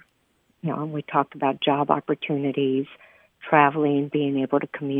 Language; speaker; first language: English; early bilingual, other home language; Spanish